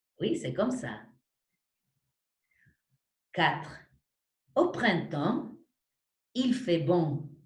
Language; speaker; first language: French; non-native, fluent; Spanish